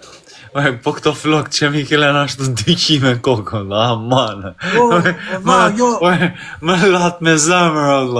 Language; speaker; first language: Albanian; native; Albanian